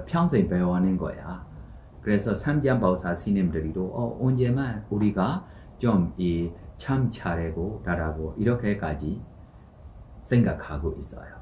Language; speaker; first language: Korean; non-native, learner; Burmese